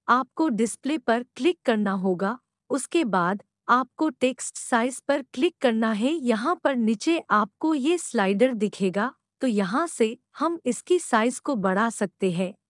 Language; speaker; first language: Hindi; native; Hindi